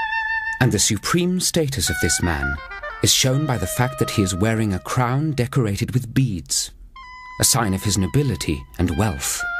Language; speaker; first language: English; native; English